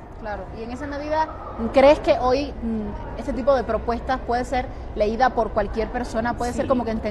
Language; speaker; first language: Spanish; native; Spanish